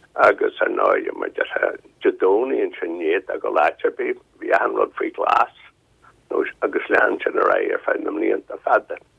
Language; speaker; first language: Irish; non-native, local second language; English